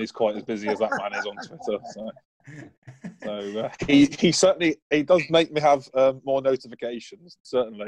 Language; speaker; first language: English; native; English